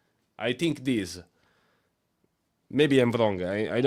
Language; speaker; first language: English; non-native, learner; Italian